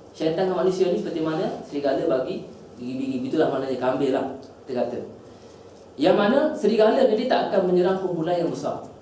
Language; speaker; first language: Malay; native; Malay